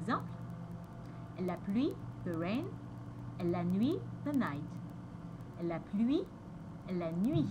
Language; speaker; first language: French; native; French